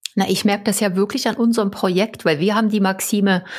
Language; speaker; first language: German; native; German